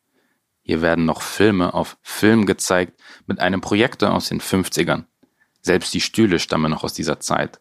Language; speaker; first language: German; native; German